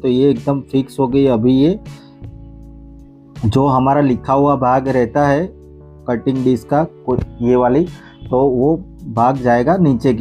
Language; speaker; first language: Hindi; native; Hindi